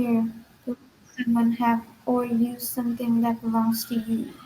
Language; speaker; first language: English; non-native, learner; Vietnamese